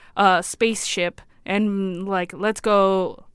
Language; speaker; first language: English; native; English